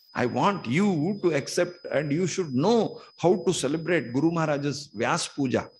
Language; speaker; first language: Hindi; non-native, local second language; Kannada